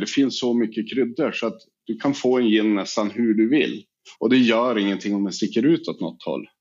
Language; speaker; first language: Swedish; native; Swedish